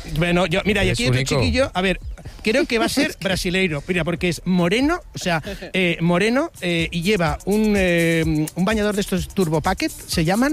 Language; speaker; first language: Spanish; native; Spanish